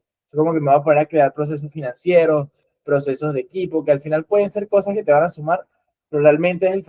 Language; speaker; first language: Spanish; native; Spanish